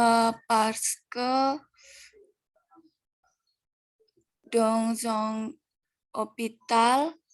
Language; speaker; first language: French; non-native, learner; Indonesian